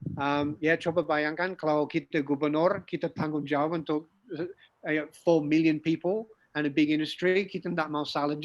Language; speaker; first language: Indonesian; non-native, fluent; English